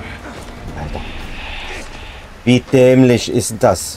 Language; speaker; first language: German; native; German